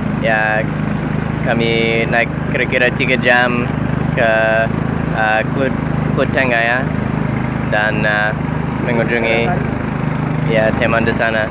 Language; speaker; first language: Indonesian; non-native, learner; English